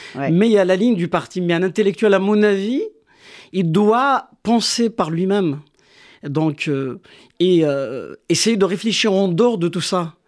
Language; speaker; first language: French; non-native, local second language; Kabyle